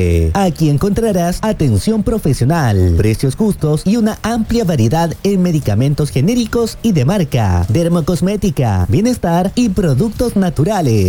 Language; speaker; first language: Spanish; native; Spanish